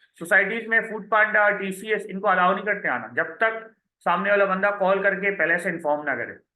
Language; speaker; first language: Urdu; native; Urdu